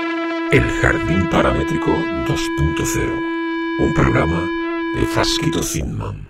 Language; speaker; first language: Spanish; native; Spanish